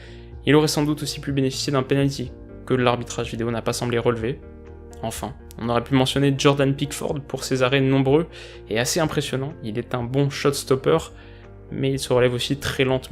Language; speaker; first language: French; native; French